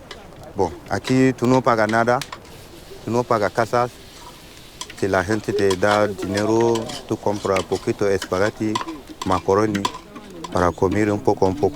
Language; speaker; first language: Spanish; non-native, learner; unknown